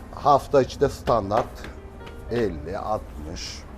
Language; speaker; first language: Turkish; native; Turkish